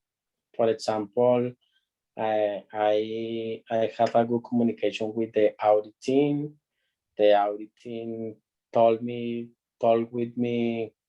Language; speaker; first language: English; non-native, learner; Spanish